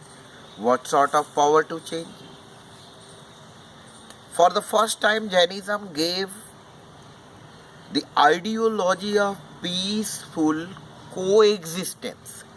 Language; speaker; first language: English; non-native, local second language; Hindi